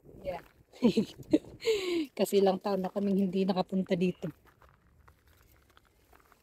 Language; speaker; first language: Filipino; native; Filipino